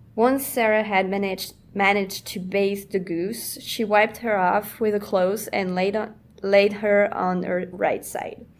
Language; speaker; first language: English; non-native, fluent; French